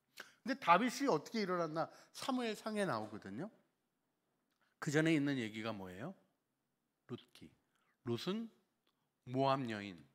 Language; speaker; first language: Korean; native; Korean